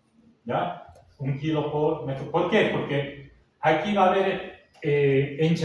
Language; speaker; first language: Spanish; native; Spanish